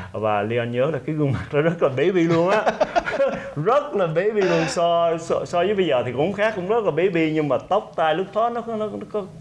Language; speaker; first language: Vietnamese; early bilingual, heritage; Vietnamese